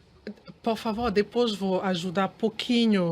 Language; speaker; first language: Portuguese; non-native, learner; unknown